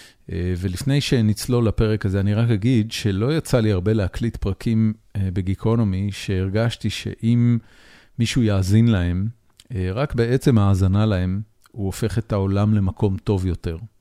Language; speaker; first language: Hebrew; native; Hebrew